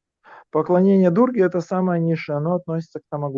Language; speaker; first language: Russian; native; Russian